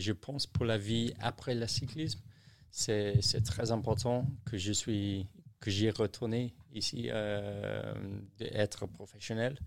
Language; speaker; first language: French; non-native, learner; English